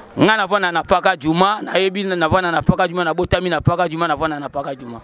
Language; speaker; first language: Lingala; native; Lingala